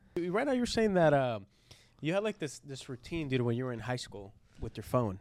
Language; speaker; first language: English; early bilingual, other home language; Spanish